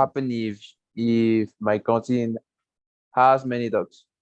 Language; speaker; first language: English; non-native, learner; Spanish